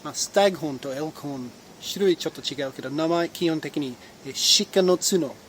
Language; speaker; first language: Japanese; non-native, fluent; English